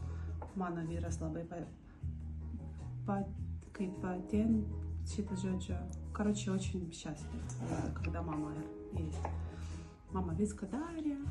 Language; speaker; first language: Lithuanian; non-native, learner; Russian